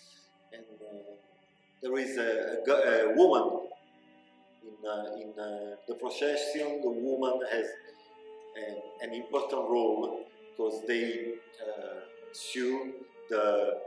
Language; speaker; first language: English; non-native, local second language; Italian